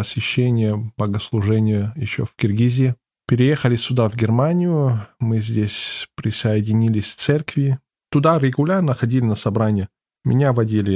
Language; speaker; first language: Russian; non-native, fluent; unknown